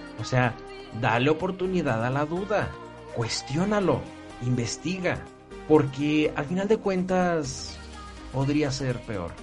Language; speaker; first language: Spanish; native; Spanish